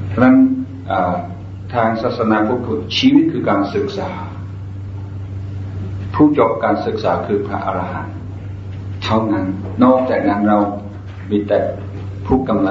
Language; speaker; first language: Thai; non-native, fluent; English